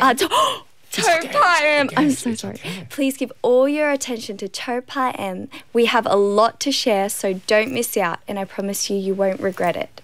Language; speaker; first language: English; early bilingual, other home language; Korean